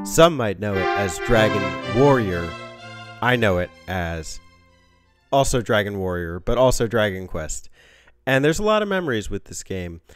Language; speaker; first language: English; native; English